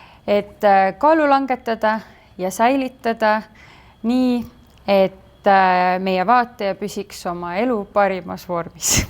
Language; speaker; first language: Estonian; native; Estonian